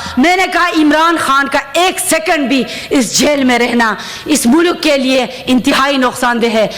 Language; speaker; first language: Urdu; non-native, local second language; Khowar